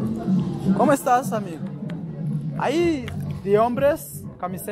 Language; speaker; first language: Spanish; non-native, learner; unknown